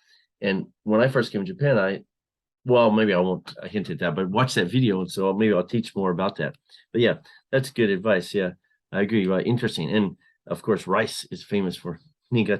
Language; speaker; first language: English; non-native, fluent; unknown